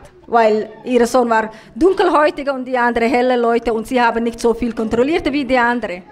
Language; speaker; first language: German; non-native, learner; Somali